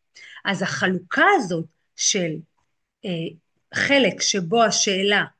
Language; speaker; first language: Hebrew; native; Hebrew